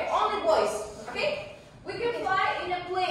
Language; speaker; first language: English; non-native, learner; Kazakh